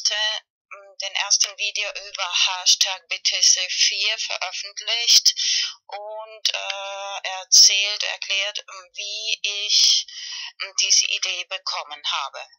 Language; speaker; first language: German; non-native, fluent; Spanish